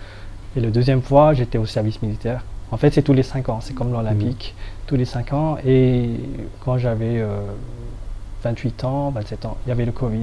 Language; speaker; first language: French; non-native, fluent; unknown